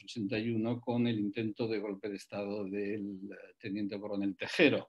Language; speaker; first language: Spanish; native; Spanish